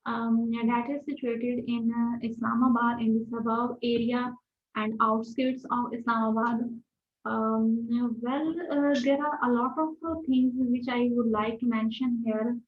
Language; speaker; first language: English; non-native, learner; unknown